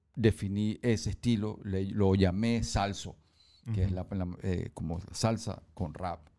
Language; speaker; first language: Spanish; early bilingual, heritage; Spanish